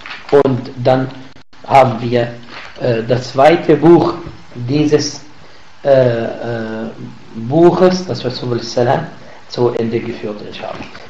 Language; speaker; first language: German; non-native, learner; Arabic